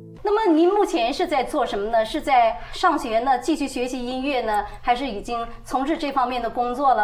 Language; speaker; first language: Chinese; native; Chinese